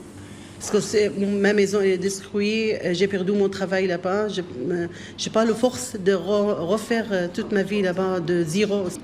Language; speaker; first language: French; non-native, learner; Arabic